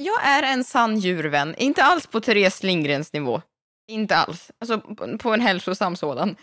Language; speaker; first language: Swedish; native; Swedish